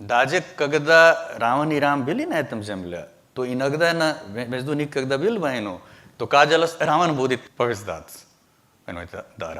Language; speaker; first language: Russian; non-native, learner; Hindi